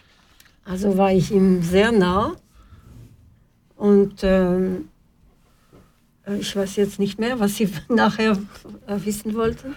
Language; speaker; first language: German; non-native, fluent; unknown